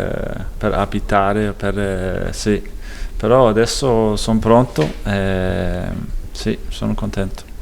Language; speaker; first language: Italian; non-native, fluent; Danish